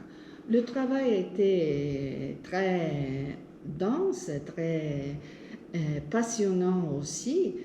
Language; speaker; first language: French; non-native, fluent; Italian